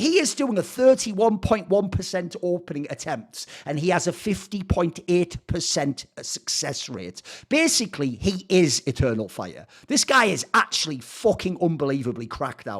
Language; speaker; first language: English; native; English